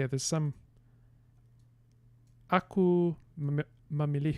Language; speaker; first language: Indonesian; non-native, learner; English